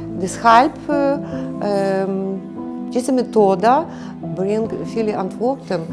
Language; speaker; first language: German; non-native, learner; Ukrainian